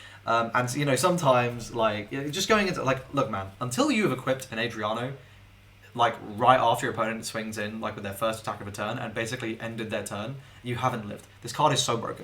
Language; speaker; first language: English; native; English